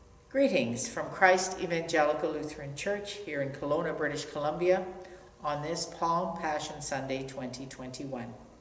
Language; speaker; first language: English; native; English